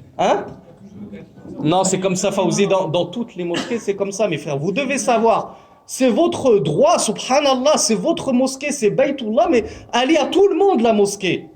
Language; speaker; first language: French; native; French